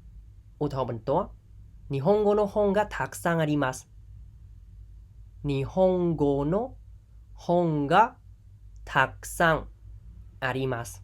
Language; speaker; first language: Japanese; non-native, fluent; Khmer